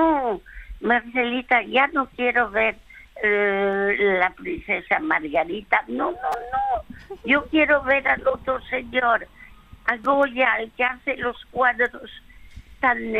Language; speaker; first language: Spanish; early bilingual, other home language; French